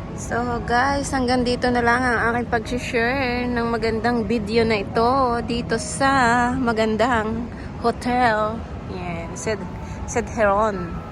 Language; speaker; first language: Filipino; native; Filipino